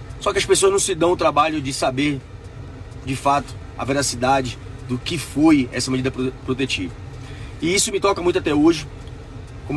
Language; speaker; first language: Portuguese; native; Portuguese